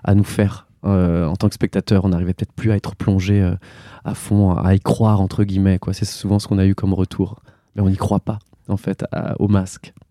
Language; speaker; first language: French; native; French